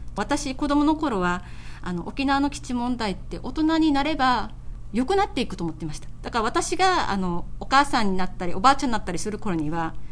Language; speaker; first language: Japanese; native; Japanese